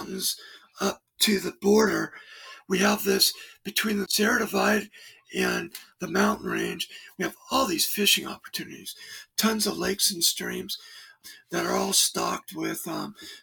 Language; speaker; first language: English; native; English